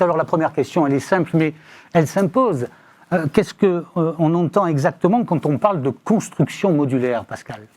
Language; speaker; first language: French; native; French